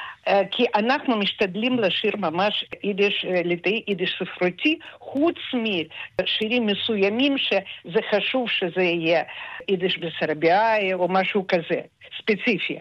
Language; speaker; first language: Hebrew; non-native, fluent; Russian